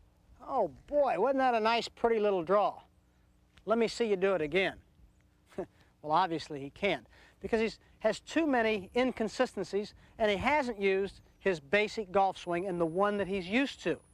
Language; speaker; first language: English; native; English